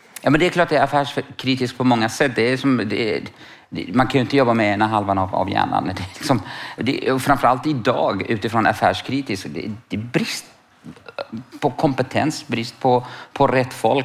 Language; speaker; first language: Swedish; non-native, fluent; Kurdish